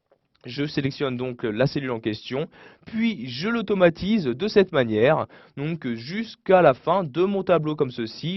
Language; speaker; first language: French; native; French